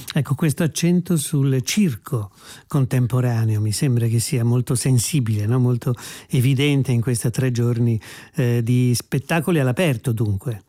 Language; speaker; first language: Italian; native; Italian